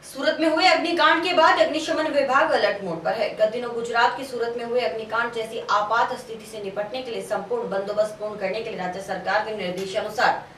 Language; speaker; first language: Hindi; native; Hindi